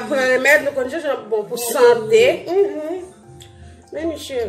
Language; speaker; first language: French; non-native, learner; Haitian Creole